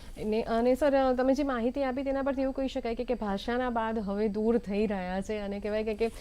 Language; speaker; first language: Gujarati; native; Gujarati